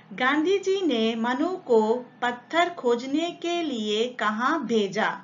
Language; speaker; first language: Hindi; non-native, local second language; Telugu